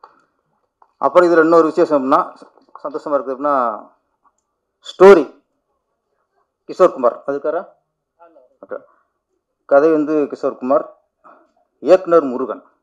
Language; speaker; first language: Tamil; native; Tamil